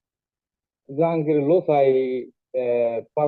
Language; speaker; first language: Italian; non-native, learner; Bangla